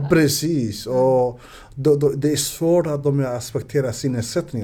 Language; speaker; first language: Swedish; non-native, learner; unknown